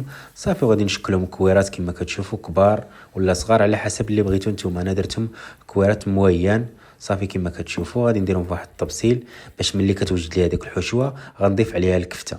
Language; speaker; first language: Arabic; native; Arabic